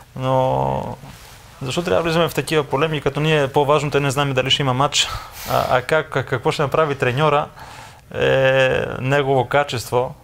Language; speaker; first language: Bulgarian; non-native, fluent; Greek